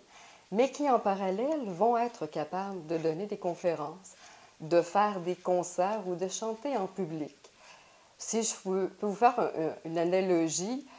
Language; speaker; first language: French; native; French